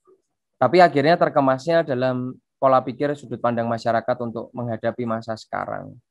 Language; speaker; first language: Indonesian; native; Indonesian